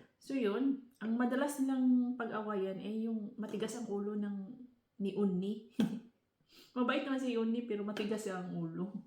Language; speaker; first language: Filipino; non-native, local second language; Cebuano